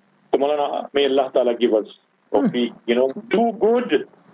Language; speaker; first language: English; native; English